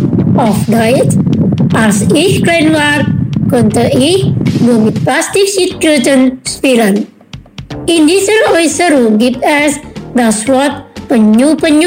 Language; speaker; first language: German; non-native, learner; Indonesian